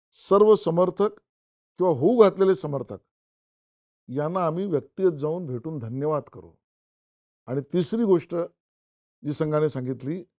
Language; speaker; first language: Marathi; native; Marathi